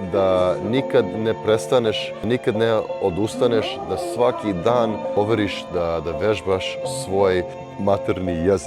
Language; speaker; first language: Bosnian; early bilingual, heritage; Serbian